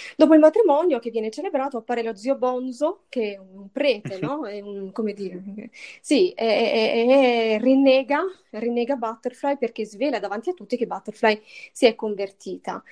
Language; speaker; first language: Italian; native; Italian